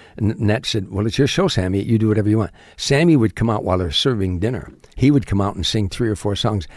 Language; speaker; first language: English; native; English